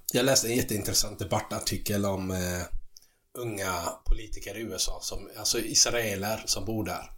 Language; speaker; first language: Swedish; early bilingual, other home language; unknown